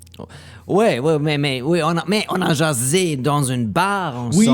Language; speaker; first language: French; non-native, learner; German